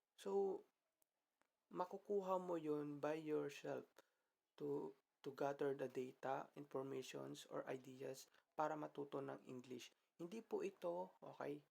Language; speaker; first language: Filipino; non-native, local second language; Iloko